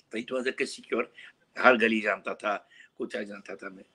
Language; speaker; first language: Hindi; native; Hindi